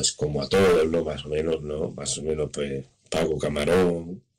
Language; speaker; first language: Spanish; native; Spanish